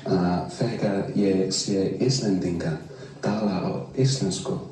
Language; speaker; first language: Icelandic; non-native, learner; English